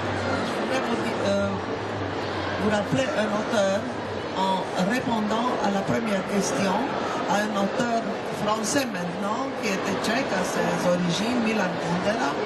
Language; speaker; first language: French; non-native, fluent; Romanian